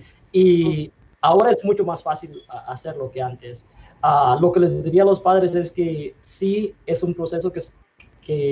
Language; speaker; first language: Spanish; early bilingual, other home language; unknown